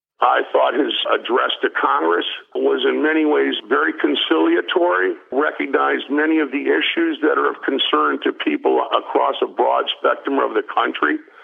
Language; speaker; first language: English; early bilingual, other home language; German